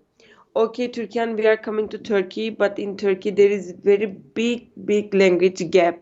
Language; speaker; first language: English; non-native, learner; Turkish